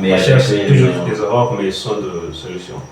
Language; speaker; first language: French; non-native, learner; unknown